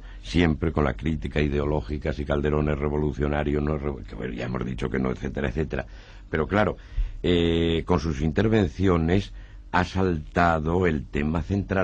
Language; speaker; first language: Spanish; native; Spanish